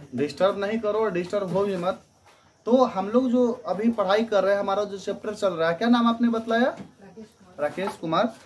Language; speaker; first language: Hindi; native; Hindi